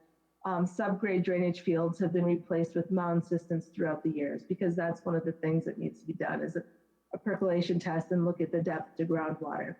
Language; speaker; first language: English; native; English